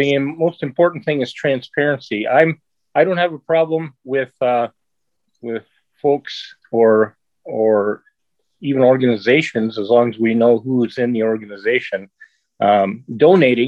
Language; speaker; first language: English; native; English